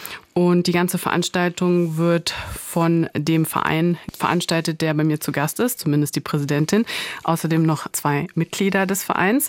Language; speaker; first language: German; native; German